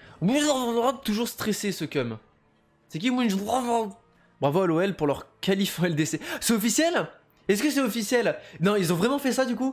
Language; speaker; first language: French; native; French